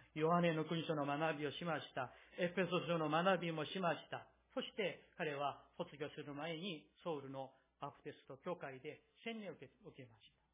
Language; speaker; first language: Japanese; non-native, fluent; Korean